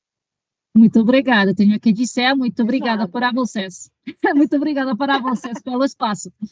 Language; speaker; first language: Portuguese; non-native, learner; Spanish